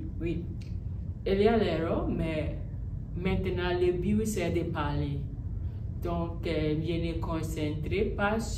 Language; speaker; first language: French; non-native, learner; English